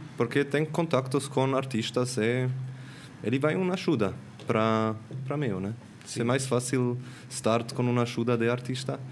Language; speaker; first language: Portuguese; non-native, learner; Swiss German